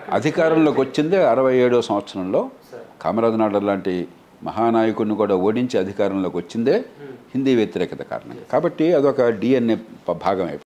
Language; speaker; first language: Telugu; native; Telugu